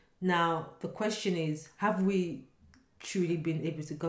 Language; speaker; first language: English; non-native, local second language; Yoruba